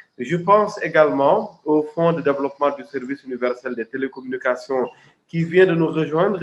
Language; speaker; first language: French; non-native, local second language; Wolof